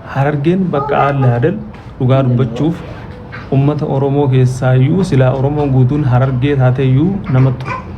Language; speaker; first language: Oromo; native; Oromo